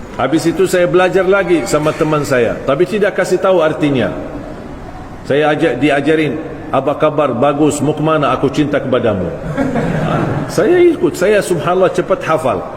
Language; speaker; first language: Malay; non-native, fluent; Arabic